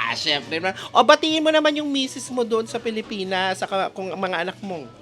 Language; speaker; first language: Filipino; native; Filipino